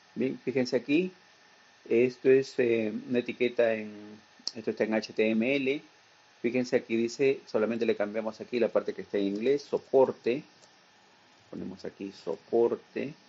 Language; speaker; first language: Spanish; native; Spanish